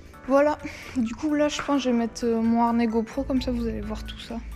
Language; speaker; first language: French; native; French